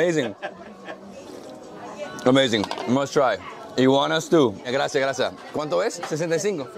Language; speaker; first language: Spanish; early bilingual, heritage; Spanish